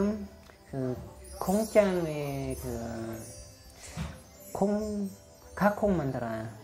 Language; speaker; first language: Korean; non-native, learner; Khmer